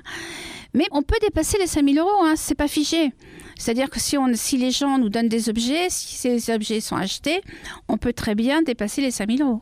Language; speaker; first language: French; native; French